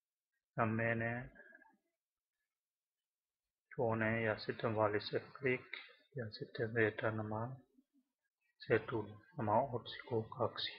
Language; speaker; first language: Finnish; non-native, learner; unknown